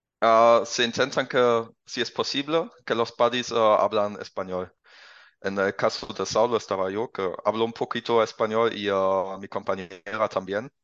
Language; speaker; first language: Spanish; non-native, learner; German